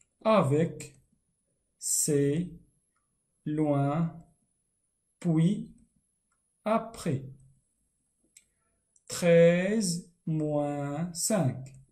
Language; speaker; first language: French; non-native, fluent; Arabic